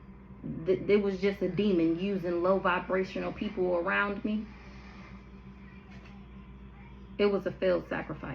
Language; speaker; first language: English; native; English